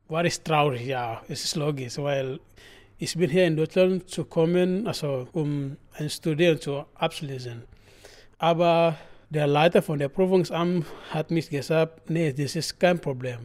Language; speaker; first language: German; non-native, learner; Indonesian